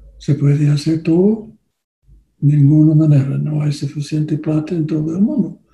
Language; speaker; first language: Spanish; non-native, learner; English